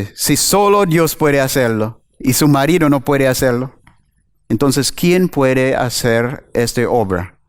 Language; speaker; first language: Spanish; non-native, learner; English